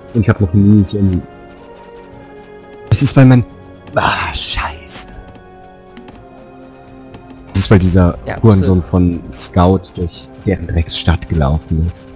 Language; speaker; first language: German; native; German